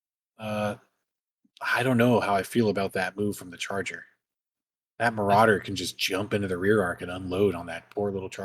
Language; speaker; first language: English; native; English